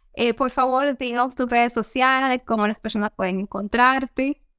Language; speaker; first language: Spanish; native; Spanish